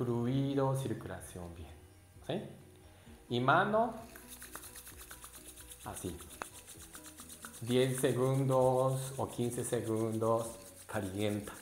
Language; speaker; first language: Spanish; non-native, learner; Japanese